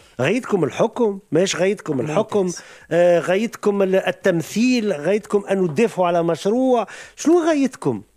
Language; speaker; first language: Arabic; native; Arabic